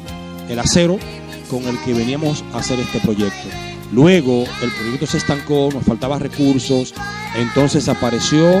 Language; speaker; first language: Spanish; native; Spanish